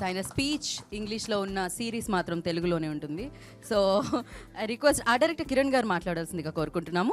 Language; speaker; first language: Telugu; native; Telugu